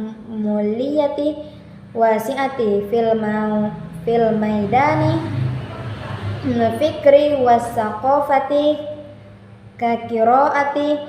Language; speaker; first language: Arabic; non-native, learner; Indonesian